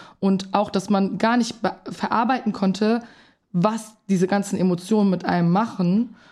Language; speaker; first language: German; early bilingual, other home language; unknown